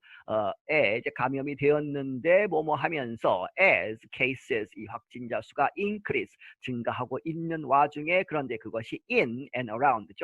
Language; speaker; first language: Korean; native; Korean